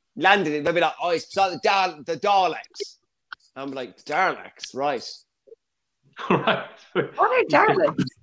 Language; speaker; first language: English; native; English